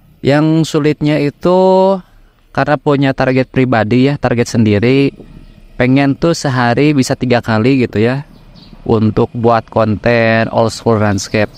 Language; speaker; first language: Indonesian; native; Indonesian